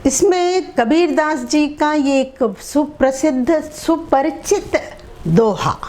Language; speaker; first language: Hindi; non-native, local second language; Telugu